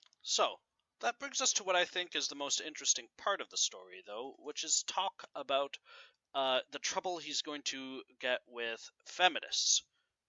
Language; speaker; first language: English; native; English